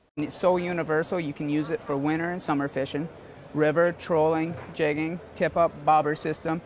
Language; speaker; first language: English; native; English